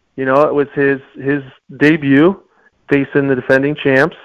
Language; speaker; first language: English; native; English